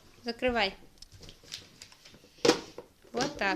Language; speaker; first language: Russian; native; Russian